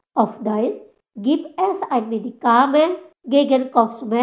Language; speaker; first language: German; non-native, fluent; Indonesian